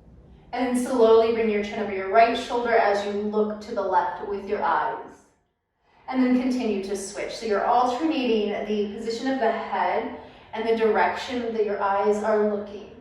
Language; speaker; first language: English; native; English